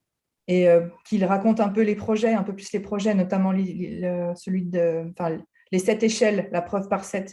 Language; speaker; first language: French; native; French